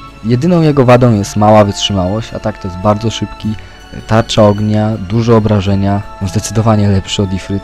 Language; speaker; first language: Polish; native; Polish